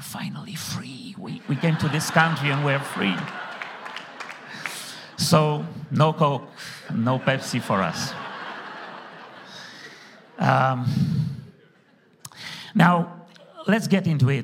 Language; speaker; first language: English; non-native, fluent; Romanian